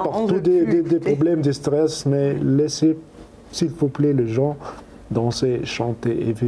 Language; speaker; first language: French; non-native, learner; Arabic